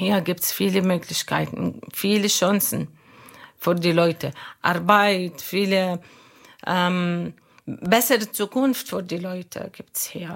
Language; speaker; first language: German; non-native, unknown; Arabic